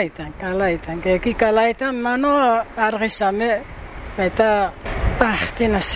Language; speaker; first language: Greek; early bilingual, heritage; Greek